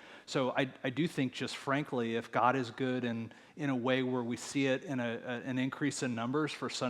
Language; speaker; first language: English; native; English